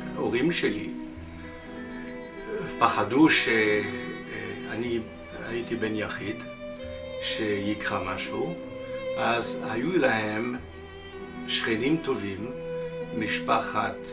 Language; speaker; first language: Hebrew; non-native, fluent; French